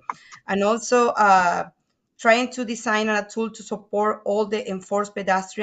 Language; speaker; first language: English; non-native, fluent; Spanish